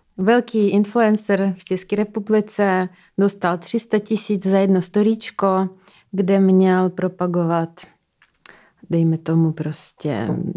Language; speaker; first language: Czech; native; Czech